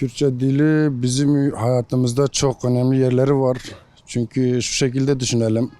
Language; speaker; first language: Turkish; non-native, local second language; Kurdish